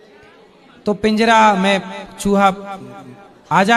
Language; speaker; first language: Hindi; native; Hindi